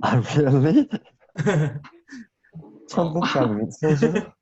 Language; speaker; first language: English; non-native, learner; Korean